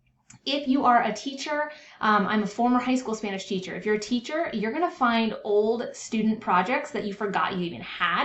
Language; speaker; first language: English; native; English